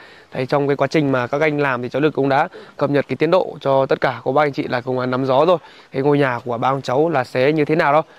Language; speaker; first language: Vietnamese; native; Vietnamese